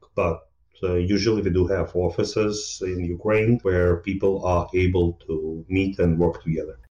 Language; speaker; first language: English; non-native, fluent; Ukrainian